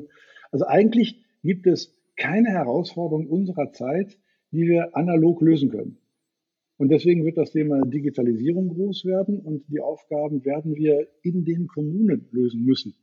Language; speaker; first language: German; native; German